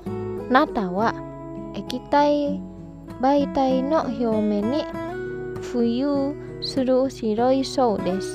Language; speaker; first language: Japanese; non-native, fluent; Indonesian